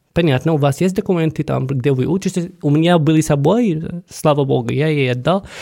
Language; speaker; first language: Russian; non-native, fluent; Arabic